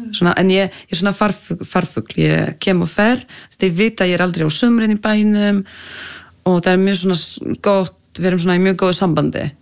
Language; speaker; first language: Icelandic; non-native, fluent; French